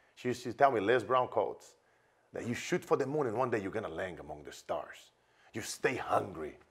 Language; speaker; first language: English; non-native, fluent; Portuguese